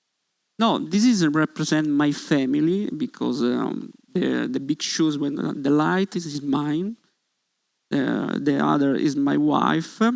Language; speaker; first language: English; non-native, learner; Italian